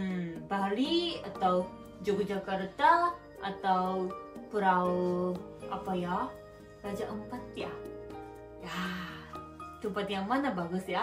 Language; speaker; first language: Indonesian; non-native, fluent; Japanese